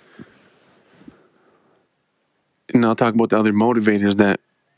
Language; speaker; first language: English; native; English